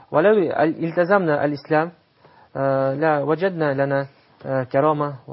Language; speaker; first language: Arabic; non-native, fluent; Russian